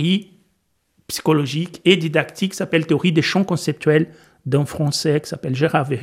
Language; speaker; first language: French; non-native, fluent; Portuguese